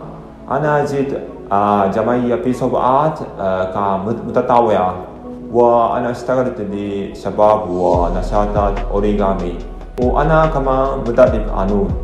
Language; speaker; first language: Arabic; non-native, learner; Japanese